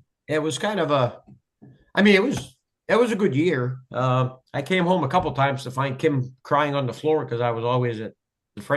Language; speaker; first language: English; native; English